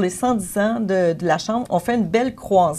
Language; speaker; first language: French; native; French